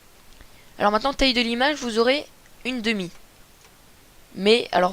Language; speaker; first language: French; native; French